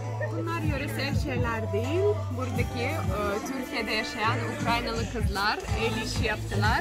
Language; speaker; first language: Turkish; non-native, fluent; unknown